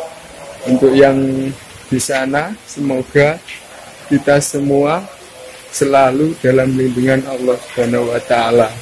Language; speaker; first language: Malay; non-native, local second language; Javanese